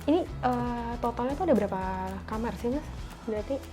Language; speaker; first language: Indonesian; native; Indonesian